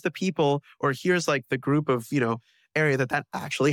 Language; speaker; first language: English; native; English